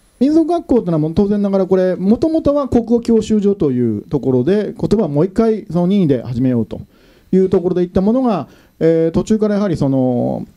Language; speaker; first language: Japanese; native; Japanese